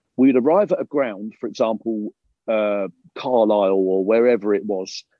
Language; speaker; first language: English; native; English